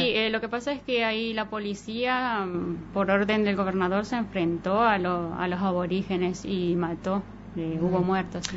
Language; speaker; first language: Spanish; native; Spanish